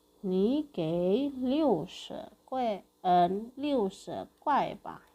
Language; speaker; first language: Chinese; non-native, fluent; Indonesian